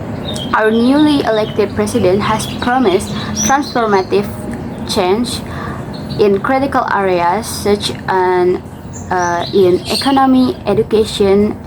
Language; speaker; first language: English; non-native, learner; Indonesian